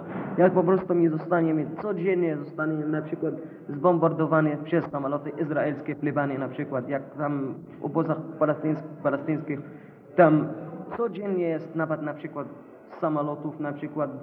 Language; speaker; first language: Polish; non-native, learner; Arabic